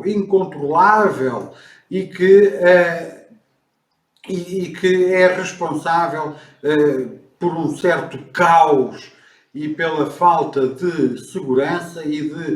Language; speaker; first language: Portuguese; native; Portuguese